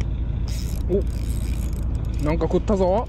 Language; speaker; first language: Japanese; native; Japanese